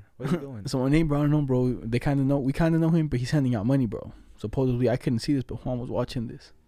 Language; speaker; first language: English; non-native, fluent; Spanish